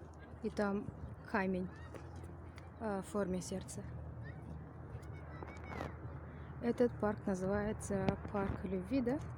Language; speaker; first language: Russian; non-native, local second language; Kyrgyz